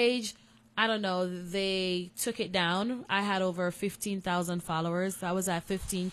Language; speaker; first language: English; non-native, local second language; Jamaican Creole English